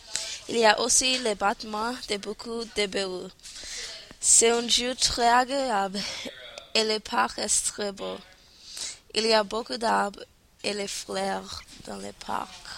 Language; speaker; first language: French; non-native, learner; English